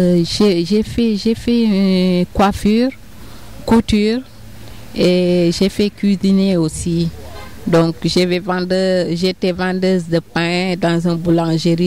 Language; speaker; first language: French; non-native, local second language; Wolof